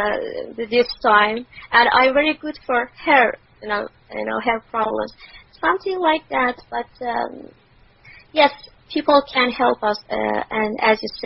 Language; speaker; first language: English; non-native, learner; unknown